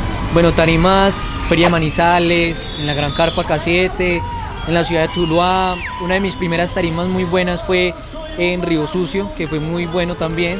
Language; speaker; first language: Spanish; native; Spanish